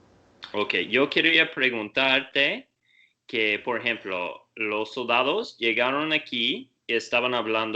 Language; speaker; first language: Spanish; non-native, learner; English